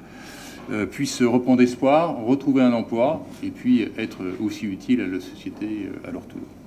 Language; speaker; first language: French; native; French